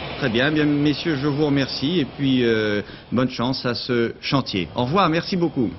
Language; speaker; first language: French; native; French